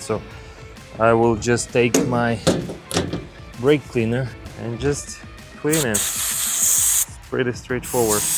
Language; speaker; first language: English; non-native, fluent; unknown